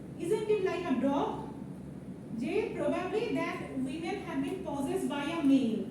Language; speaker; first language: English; non-native, local second language; Bangla